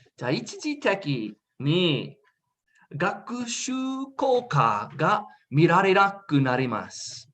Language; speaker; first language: Japanese; non-native, learner; English